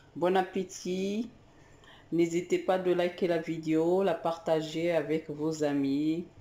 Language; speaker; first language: French; non-native, local second language; Arabic